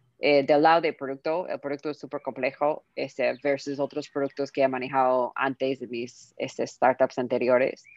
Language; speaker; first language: Spanish; non-native, fluent; English